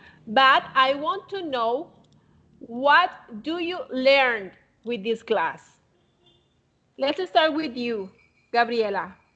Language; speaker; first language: English; non-native, fluent; Spanish